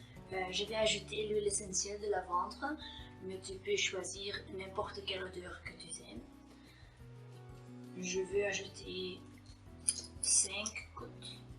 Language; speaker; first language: French; non-native, fluent; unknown